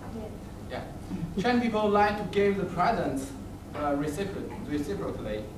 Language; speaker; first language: English; non-native, learner; Chinese